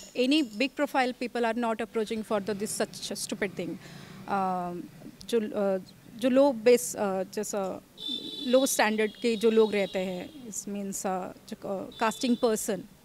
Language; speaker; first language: English; non-native, local second language; Odia